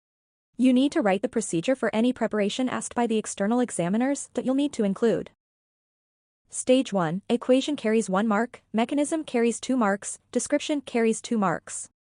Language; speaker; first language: English; non-native, local second language; Malayalam